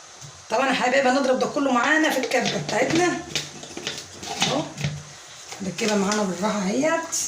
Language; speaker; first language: Arabic; native; Arabic